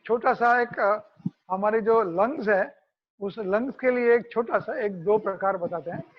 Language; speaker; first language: Hindi; non-native, local second language; Marathi